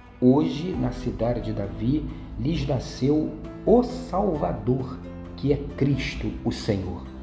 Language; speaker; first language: Portuguese; native; Portuguese